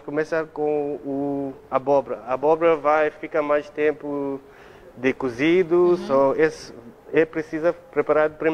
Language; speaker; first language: Portuguese; non-native, learner; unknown